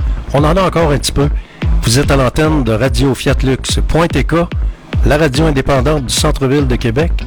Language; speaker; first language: French; native; French